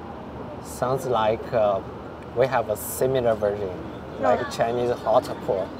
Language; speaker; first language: English; non-native, fluent; Chinese